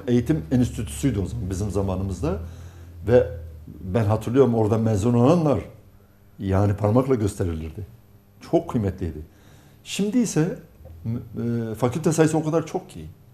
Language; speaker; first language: Turkish; non-native, local second language; Arabic